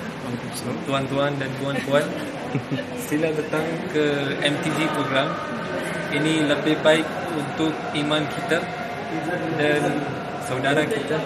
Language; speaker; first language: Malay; non-native, learner; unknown